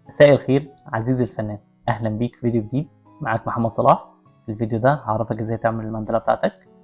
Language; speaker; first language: Arabic; native; Arabic